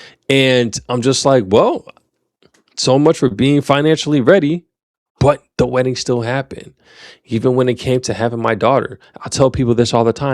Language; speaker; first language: English; native; English